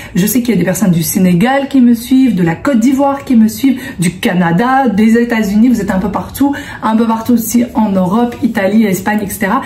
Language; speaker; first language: French; early bilingual, other home language; Arabic